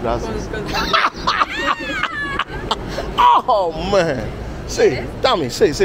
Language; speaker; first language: Spanish; non-native, learner; English